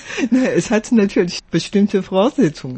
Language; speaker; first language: German; non-native, fluent; Chinese